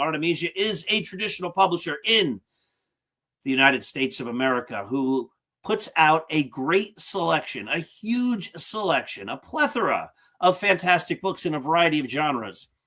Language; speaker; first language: English; native; English